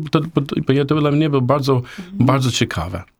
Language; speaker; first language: Polish; non-native, learner; English